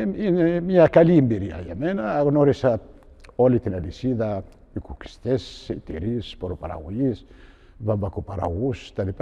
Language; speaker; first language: Greek; non-native, fluent; Arabic